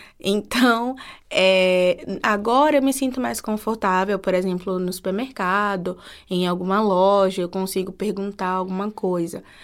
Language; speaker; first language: Portuguese; native; Portuguese